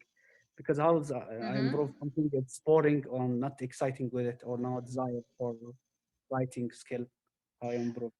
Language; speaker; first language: English; non-native, learner; Arabic